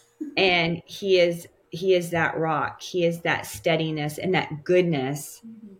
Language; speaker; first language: English; native; English